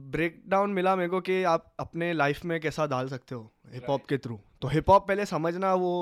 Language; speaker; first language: Hindi; native; Hindi